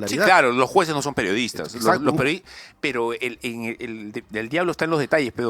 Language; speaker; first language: Spanish; native; Spanish